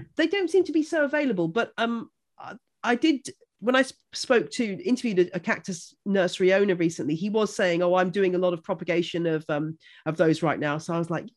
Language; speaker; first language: English; native; English